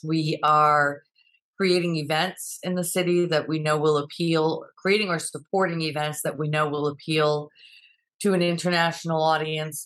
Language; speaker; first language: English; native; English